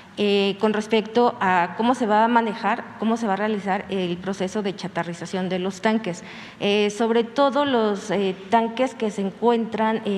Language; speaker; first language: Spanish; native; Spanish